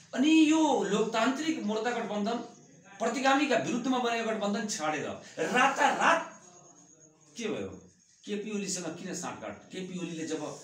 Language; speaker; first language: Nepali; non-native, local second language; Bhojpuri